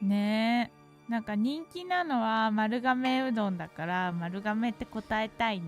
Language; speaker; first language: Japanese; native; Japanese